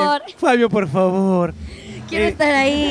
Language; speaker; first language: Spanish; native; Spanish